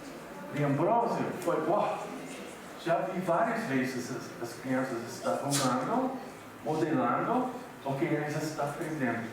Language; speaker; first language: Portuguese; non-native, fluent; English